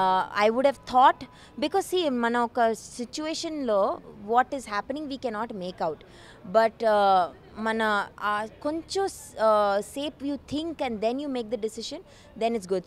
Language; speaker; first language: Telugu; non-native, learner; Malayalam